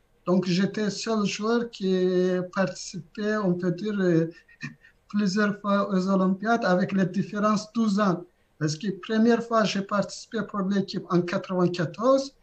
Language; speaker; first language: French; non-native, fluent; Azerbaijani